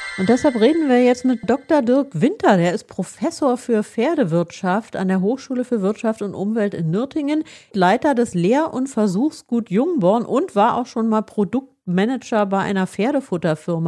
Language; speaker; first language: German; native; German